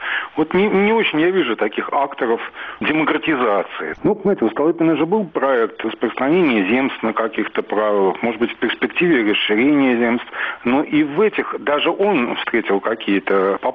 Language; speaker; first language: Russian; native; Russian